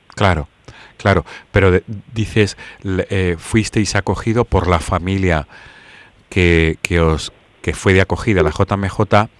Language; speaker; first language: Spanish; native; Spanish